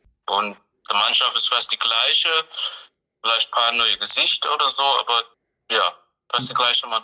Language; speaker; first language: German; non-native, fluent; English